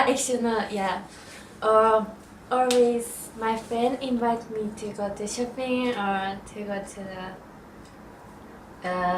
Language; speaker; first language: English; non-native, learner; Japanese